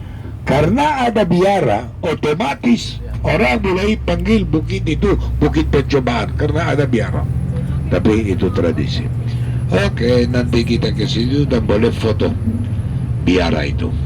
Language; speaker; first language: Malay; non-native, fluent; Hebrew